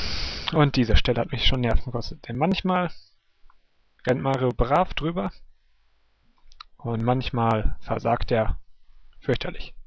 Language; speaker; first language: German; native; German